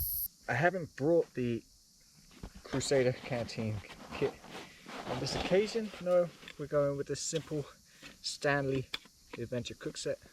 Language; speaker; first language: English; native; English